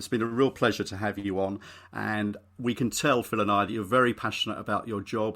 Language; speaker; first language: English; native; English